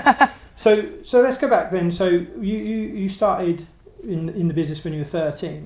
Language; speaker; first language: English; native; English